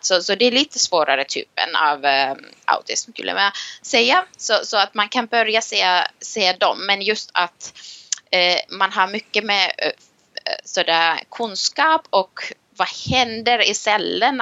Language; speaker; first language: Swedish; non-native, local second language; Finnish